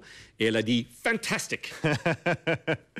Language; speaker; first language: French; non-native, fluent; English